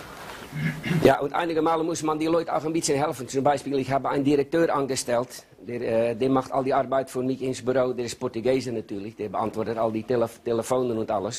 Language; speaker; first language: German; non-native, learner; Dutch